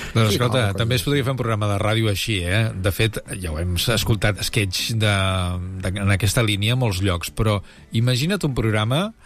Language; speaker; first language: Catalan; native; Catalan